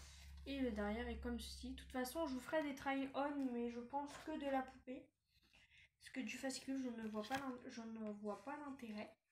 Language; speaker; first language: French; native; French